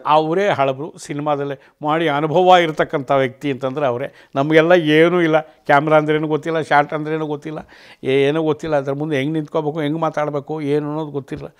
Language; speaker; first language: Kannada; native; Kannada